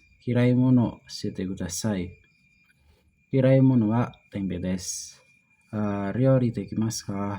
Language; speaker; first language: Japanese; non-native, learner; Indonesian